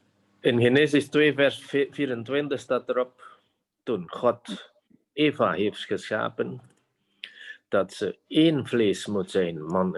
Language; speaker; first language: Dutch; non-native, fluent; Indonesian